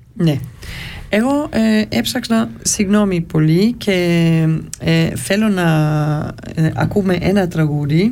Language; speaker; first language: Greek; early bilingual, heritage; Greek